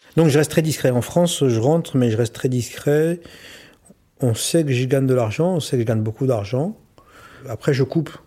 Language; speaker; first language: French; native; French